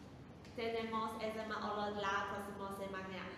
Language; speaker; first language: Spanish; non-native, learner; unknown